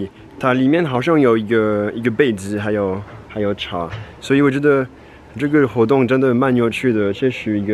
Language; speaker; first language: Chinese; non-native, fluent; French